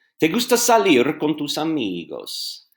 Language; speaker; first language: Spanish; non-native, fluent; English